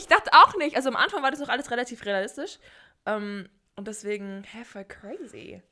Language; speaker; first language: German; native; German